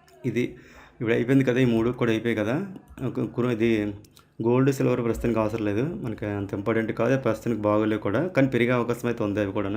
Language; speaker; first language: Telugu; native; Telugu